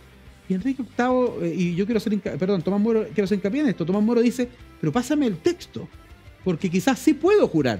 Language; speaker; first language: Spanish; native; Spanish